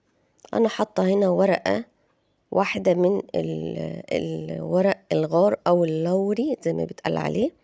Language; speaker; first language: Arabic; native; Arabic